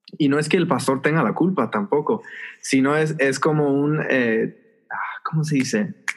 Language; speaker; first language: Spanish; early bilingual, heritage; Spanish